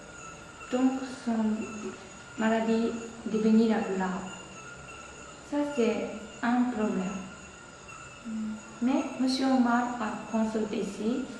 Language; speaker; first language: French; non-native, learner; Japanese